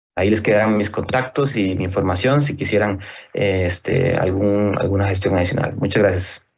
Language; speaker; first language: Spanish; native; Spanish